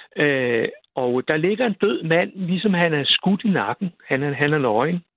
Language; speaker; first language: Danish; native; Danish